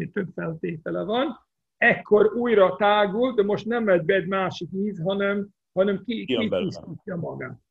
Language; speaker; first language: Hungarian; non-native, fluent; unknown